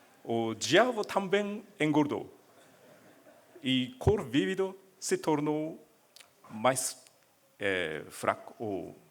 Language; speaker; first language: Portuguese; non-native, learner; Japanese